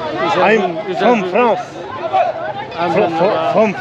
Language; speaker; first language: English; non-native, learner; French